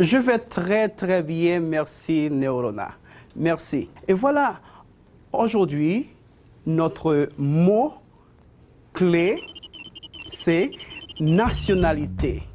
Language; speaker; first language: French; non-native, fluent; Spanish